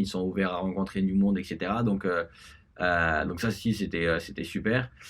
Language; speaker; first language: French; early bilingual, other home language; Spanish